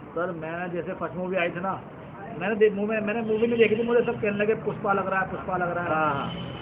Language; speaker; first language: Hindi; native; Hindi